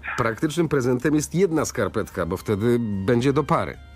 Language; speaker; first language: Polish; native; Polish